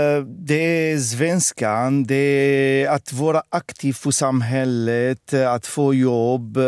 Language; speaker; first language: Swedish; non-native, fluent; Arabic